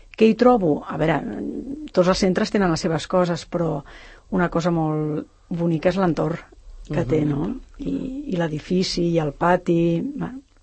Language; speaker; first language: Catalan; native; Catalan